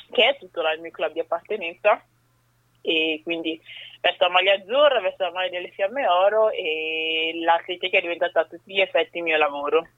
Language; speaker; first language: Italian; early bilingual, other home language; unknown